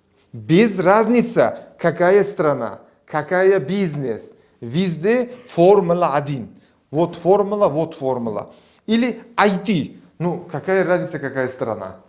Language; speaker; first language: Russian; non-native, local second language; Uzbek